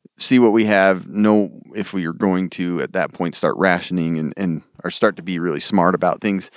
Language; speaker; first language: English; native; English